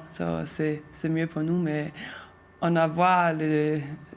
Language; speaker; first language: French; non-native, learner; Danish